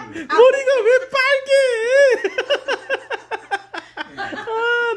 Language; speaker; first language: Korean; native; Korean